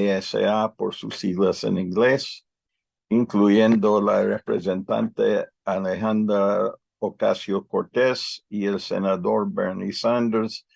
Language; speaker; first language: Spanish; non-native, learner; English